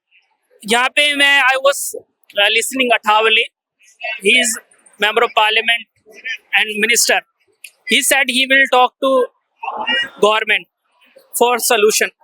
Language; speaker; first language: Hindi; native; Hindi